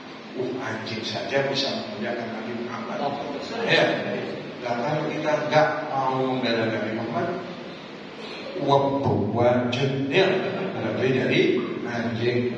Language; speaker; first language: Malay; non-native, local second language; Javanese